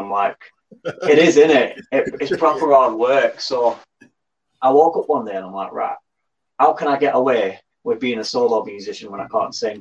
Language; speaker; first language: English; native; English